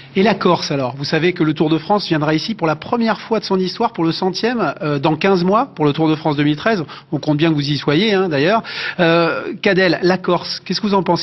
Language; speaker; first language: French; native; French